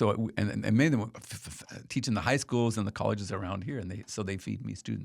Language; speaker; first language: English; native; English